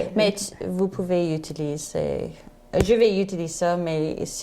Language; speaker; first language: French; non-native, learner; English